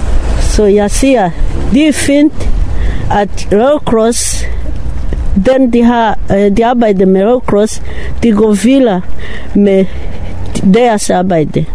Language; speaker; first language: Danish; non-native, learner; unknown